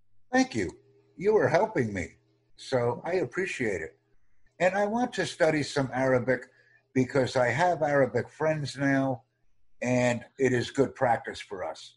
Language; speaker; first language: English; non-native, fluent; Romanian